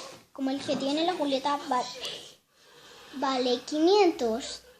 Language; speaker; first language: Spanish; native; Spanish